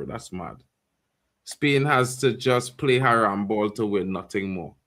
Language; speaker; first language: English; native; English